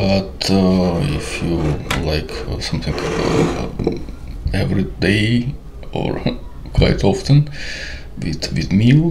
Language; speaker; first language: English; non-native, learner; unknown